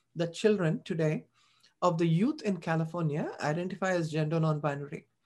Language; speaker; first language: English; non-native, local second language; Tamil